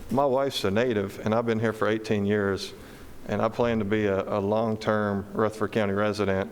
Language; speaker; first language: English; native; English